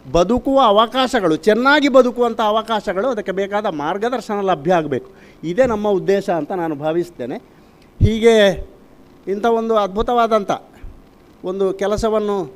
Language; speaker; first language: Kannada; non-native, local second language; Tulu